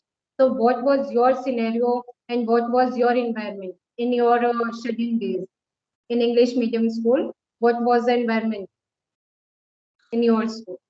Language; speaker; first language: English; non-native, local second language; Hindi